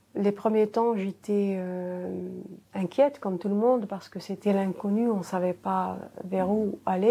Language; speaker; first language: French; non-native, local second language; Arabic